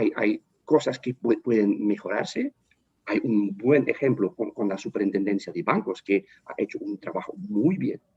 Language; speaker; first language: Spanish; non-native, fluent; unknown